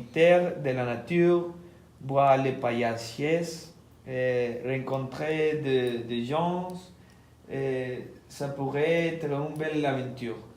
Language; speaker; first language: French; non-native, learner; Spanish